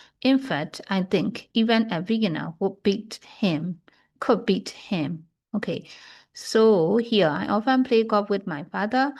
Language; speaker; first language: English; non-native, fluent; Burmese